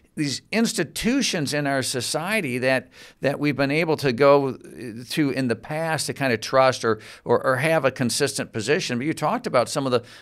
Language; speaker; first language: English; native; English